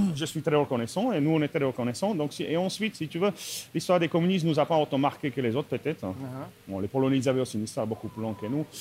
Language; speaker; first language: French; non-native, fluent; Slovak